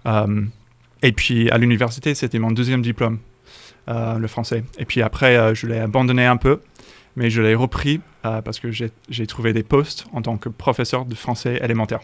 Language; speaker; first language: French; non-native, fluent; English